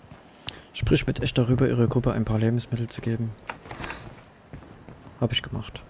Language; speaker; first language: German; native; German